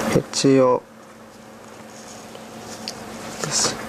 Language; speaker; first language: Japanese; non-native, learner; Vietnamese